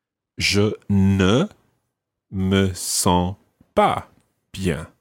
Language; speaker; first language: French; non-native, fluent; English